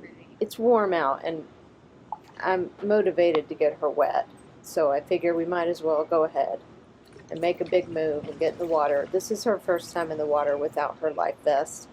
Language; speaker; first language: English; native; English